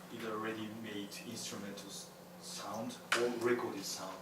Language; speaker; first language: English; non-native, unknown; Japanese